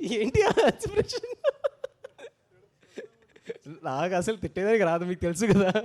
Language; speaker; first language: Telugu; early bilingual, heritage; Telugu